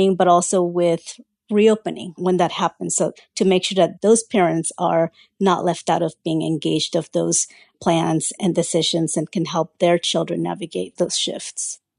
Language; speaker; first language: English; early bilingual, other home language; Spanish